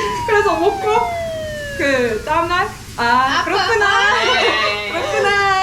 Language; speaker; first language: Korean; non-native, learner; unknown